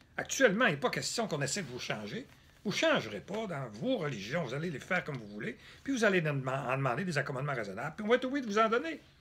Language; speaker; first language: French; native; French